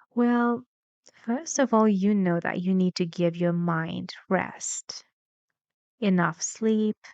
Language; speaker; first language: English; non-native, fluent; Persian